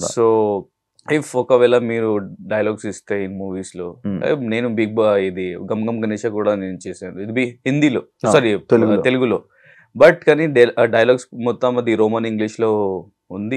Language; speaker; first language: Telugu; non-native, learner; Hindi